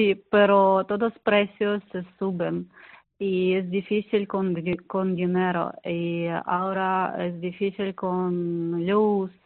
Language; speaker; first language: Spanish; non-native, learner; Ukrainian